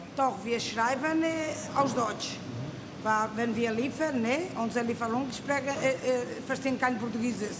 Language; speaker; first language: German; non-native, learner; Portuguese